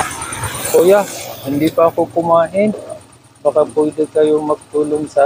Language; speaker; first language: Filipino; non-native, learner; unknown